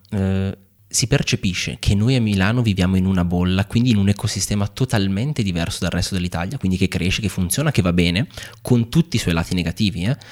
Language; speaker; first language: Italian; native; Italian